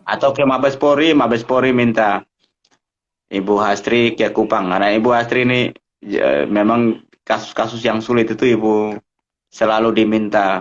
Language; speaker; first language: Indonesian; native; Indonesian